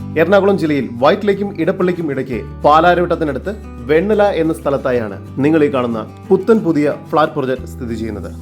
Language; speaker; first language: Malayalam; native; Malayalam